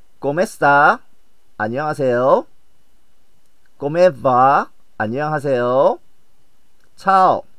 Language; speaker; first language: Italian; non-native, learner; Korean